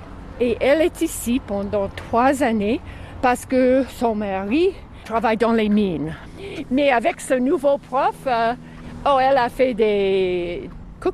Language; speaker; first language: French; non-native, fluent; English